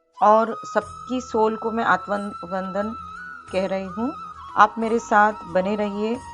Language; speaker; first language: Hindi; non-native, local second language; Marathi